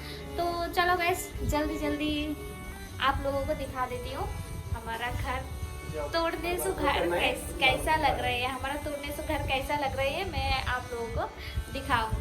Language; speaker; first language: Hindi; non-native, local second language; Bangla